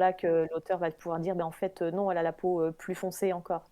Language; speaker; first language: French; native; French